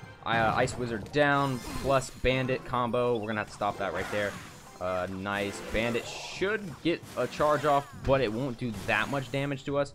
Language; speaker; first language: English; native; English